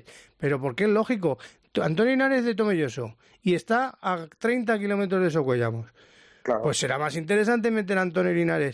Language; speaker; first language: Spanish; native; Spanish